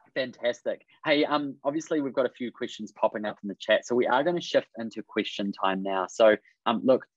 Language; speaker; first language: English; native; English